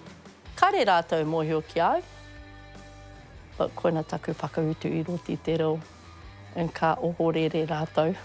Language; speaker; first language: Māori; non-native, local second language; English